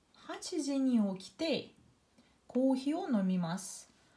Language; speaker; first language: Japanese; non-native, fluent; Russian